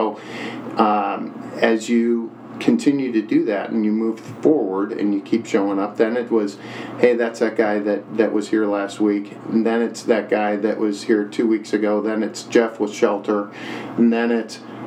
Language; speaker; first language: English; native; English